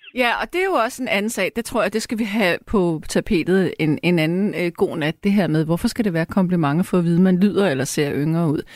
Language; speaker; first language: Danish; native; Danish